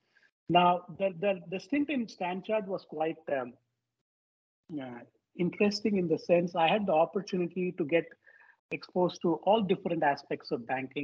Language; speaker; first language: English; non-native, local second language; Tamil